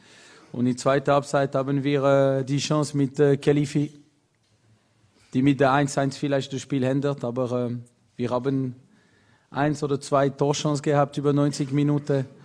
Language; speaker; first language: German; non-native, local second language; French